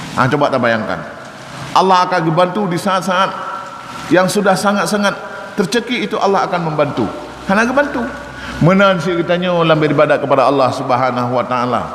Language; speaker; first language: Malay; non-native, local second language; Achinese